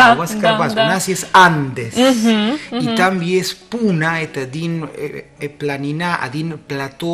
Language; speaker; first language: Russian; non-native, learner; Spanish